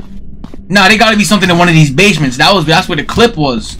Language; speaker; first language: English; native; English